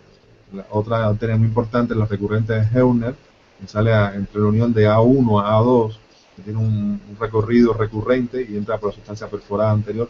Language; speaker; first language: Spanish; native; Spanish